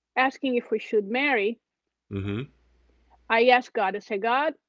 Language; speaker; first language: English; non-native, fluent; Portuguese